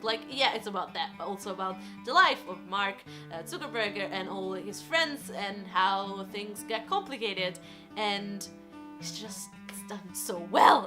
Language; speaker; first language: English; non-native, fluent; Italian